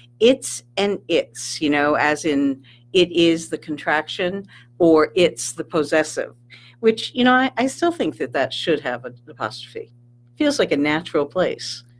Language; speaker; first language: English; native; English